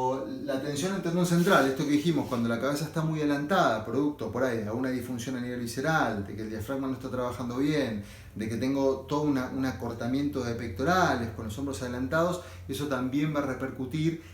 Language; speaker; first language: Spanish; native; Spanish